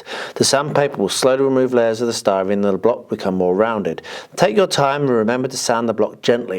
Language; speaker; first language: English; native; English